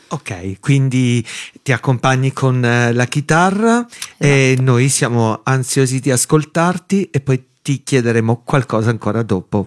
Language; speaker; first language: Italian; native; Italian